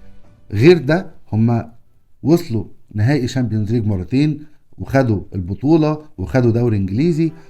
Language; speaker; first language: Arabic; native; Arabic